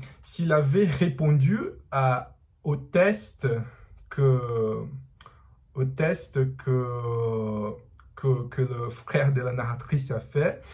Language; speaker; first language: French; non-native, learner; Portuguese